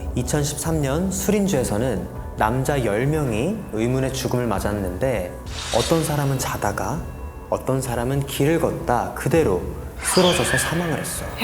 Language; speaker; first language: Korean; native; Korean